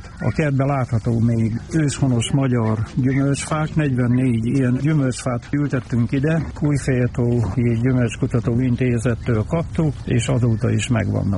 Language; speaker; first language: Hungarian; native; Hungarian